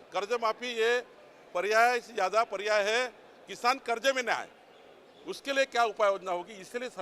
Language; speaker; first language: Hindi; non-native, local second language; Marathi